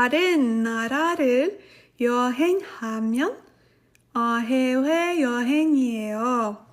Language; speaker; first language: Korean; non-native, learner; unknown